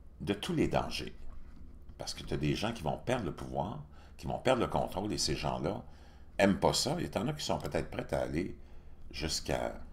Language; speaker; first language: French; native; French